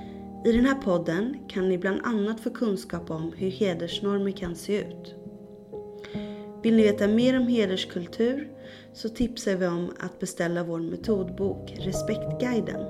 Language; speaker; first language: Swedish; native; Swedish